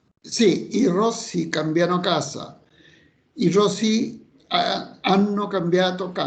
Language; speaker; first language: Italian; non-native, learner; Spanish